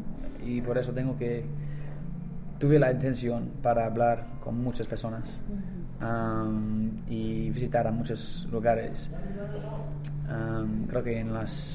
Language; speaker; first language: Spanish; non-native, learner; English